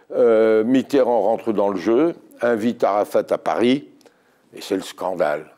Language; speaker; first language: French; native; French